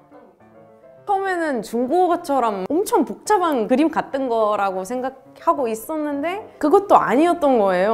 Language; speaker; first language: Korean; non-native, fluent; Arabic